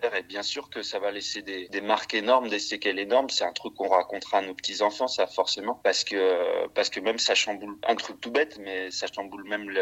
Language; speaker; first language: French; native; French